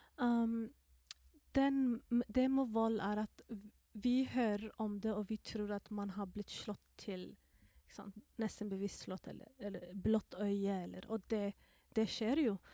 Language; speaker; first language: Norwegian; non-native, fluent; Somali